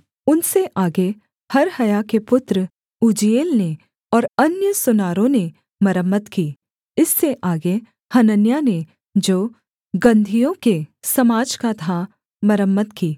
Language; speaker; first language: Hindi; native; Hindi